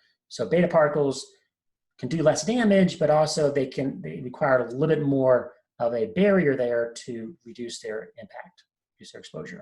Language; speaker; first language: English; native; English